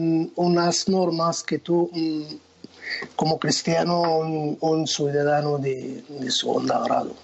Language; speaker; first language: Spanish; non-native, fluent; Arabic